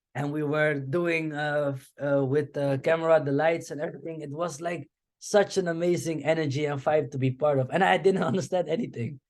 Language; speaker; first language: English; non-native, fluent; Dutch